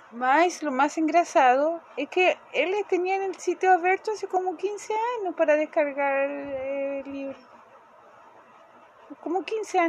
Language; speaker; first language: Portuguese; non-native, fluent; Spanish